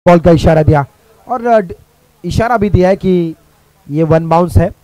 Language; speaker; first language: Hindi; non-native, local second language; Marathi